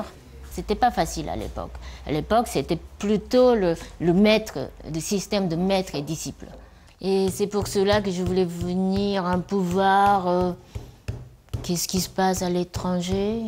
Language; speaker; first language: French; non-native, fluent; Japanese